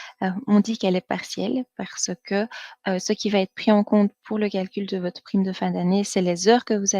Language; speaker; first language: French; native; French